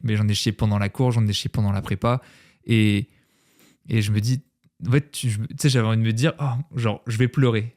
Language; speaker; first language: French; native; French